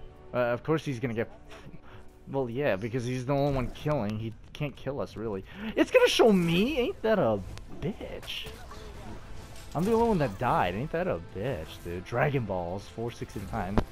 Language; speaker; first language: English; native; English